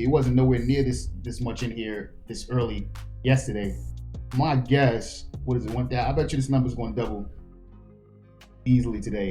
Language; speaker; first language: English; native; English